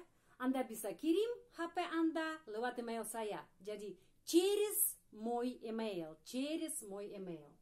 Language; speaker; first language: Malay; non-native, fluent; Russian